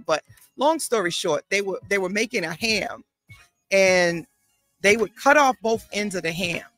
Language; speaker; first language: English; native; English